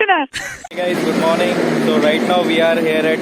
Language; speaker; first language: English; non-native, local second language; Hindi